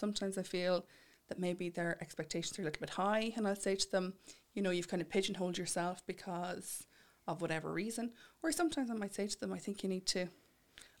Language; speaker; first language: English; native; English